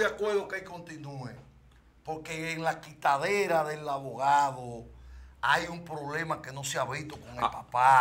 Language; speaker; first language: Spanish; native; Spanish